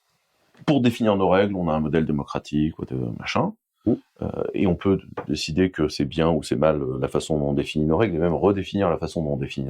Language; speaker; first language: French; native; French